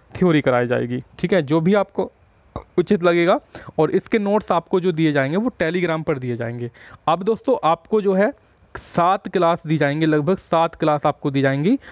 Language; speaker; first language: Hindi; native; Hindi